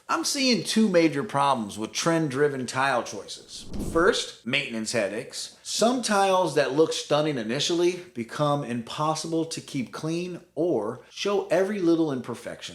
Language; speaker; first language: English; native; English